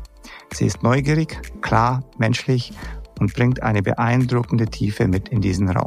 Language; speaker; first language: German; native; German